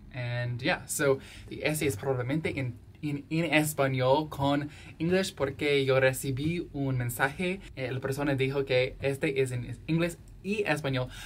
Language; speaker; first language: Spanish; non-native, learner; English